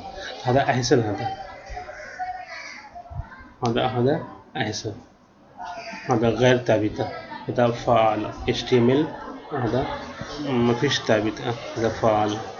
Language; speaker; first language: Arabic; non-native, learner; Urdu